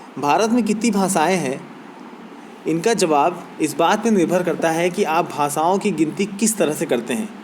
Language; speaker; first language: Hindi; native; Hindi